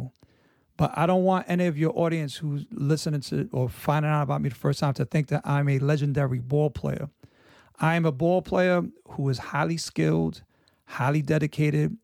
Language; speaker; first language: English; native; English